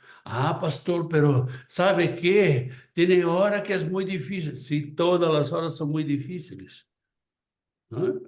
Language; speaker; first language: Spanish; non-native, fluent; Portuguese